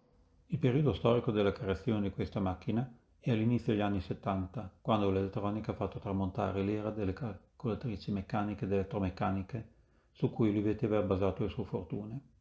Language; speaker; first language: Italian; native; Italian